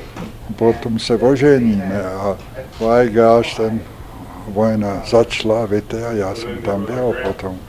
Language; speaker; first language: Czech; early bilingual, heritage; Czech